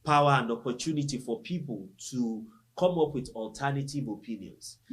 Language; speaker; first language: English; non-native, local second language; Yoruba